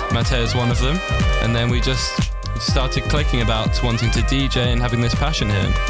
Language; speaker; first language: English; native; English